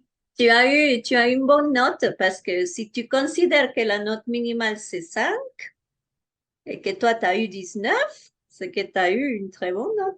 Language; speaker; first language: French; non-native, fluent; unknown